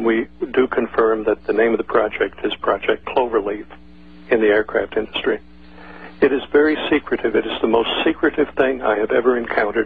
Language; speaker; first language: English; native; English